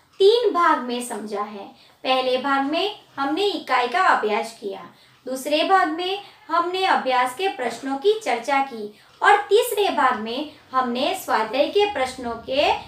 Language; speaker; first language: Hindi; non-native, local second language; Gujarati